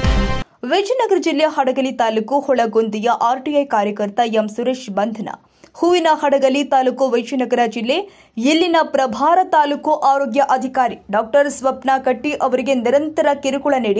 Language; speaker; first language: Kannada; native; Kannada